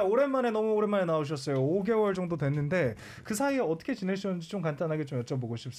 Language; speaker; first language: Korean; native; Korean